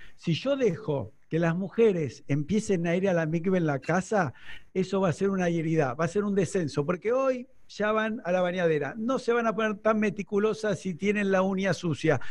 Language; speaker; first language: Spanish; native; Spanish